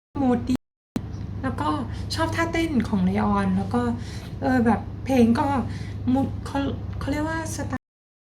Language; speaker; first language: Thai; native; Thai